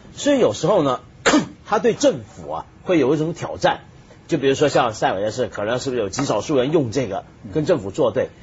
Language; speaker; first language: Chinese; native; Chinese